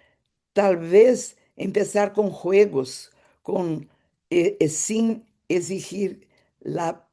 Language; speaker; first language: Spanish; non-native, fluent; Portuguese